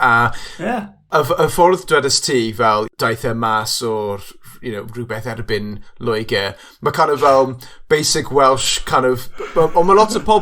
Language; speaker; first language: Welsh; non-native, local second language; English